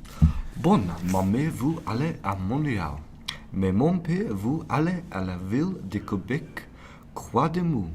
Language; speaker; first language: French; non-native, learner; English